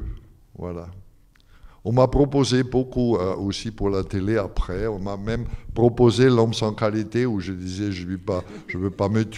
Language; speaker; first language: French; non-native, fluent; German